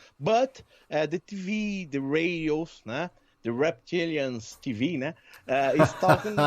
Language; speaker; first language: English; non-native, learner; Portuguese